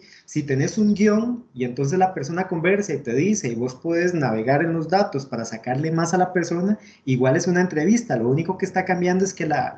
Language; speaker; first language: Spanish; native; Spanish